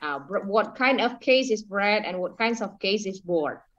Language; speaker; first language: English; non-native, fluent; Indonesian